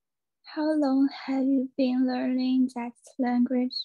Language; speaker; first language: English; non-native, learner; Chinese